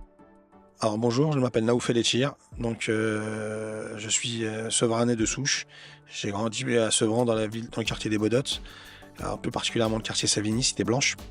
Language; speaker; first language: French; native; French